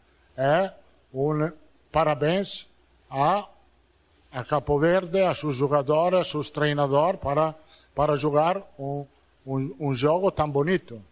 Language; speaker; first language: Portuguese; non-native, fluent; Italian